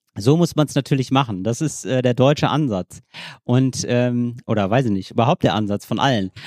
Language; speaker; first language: German; native; German